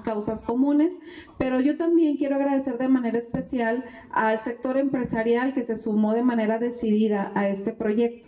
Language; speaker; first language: Spanish; native; Spanish